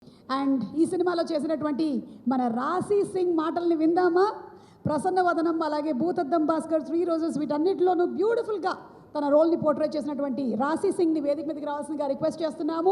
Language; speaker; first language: Telugu; native; Telugu